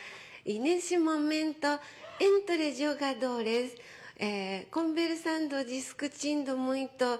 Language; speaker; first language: Portuguese; non-native, fluent; Japanese